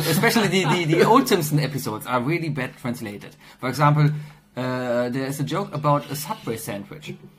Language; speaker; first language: English; non-native, fluent; German